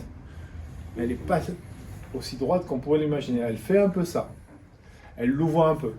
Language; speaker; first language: French; native; French